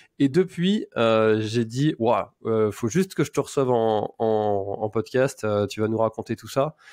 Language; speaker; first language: French; native; French